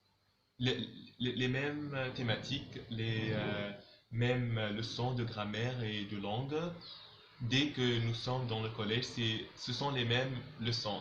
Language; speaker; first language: French; non-native, local second language; Arabic